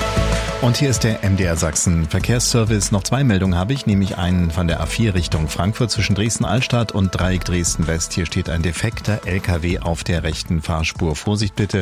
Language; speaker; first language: German; native; German